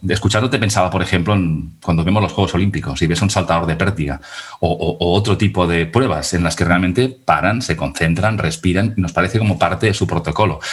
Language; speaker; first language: Spanish; non-native, local second language; Catalan